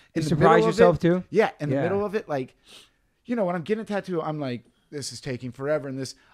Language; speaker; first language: English; native; English